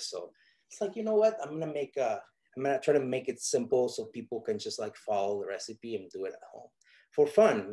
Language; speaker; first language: English; non-native, fluent; Spanish